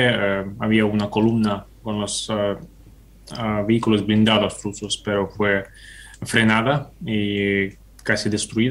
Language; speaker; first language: Spanish; non-native, fluent; Ukrainian